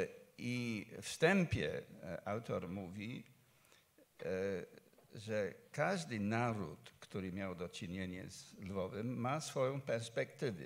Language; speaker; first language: Polish; non-native, fluent; English